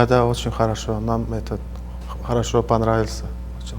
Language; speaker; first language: Russian; non-native, fluent; Turkmen